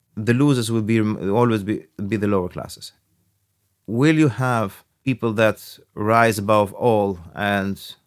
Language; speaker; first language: English; early bilingual, other home language; Albanian